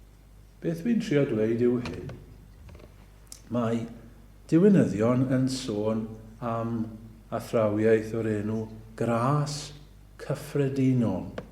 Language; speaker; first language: Welsh; native; Welsh